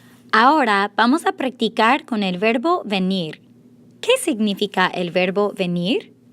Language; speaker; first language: Spanish; non-native, fluent; English